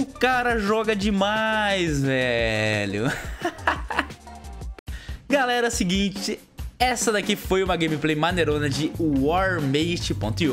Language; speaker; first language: Portuguese; native; Portuguese